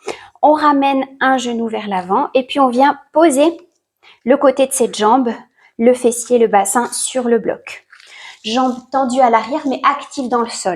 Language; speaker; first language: French; native; French